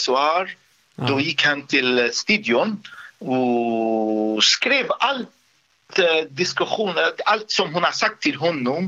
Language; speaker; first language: Swedish; non-native, fluent; Arabic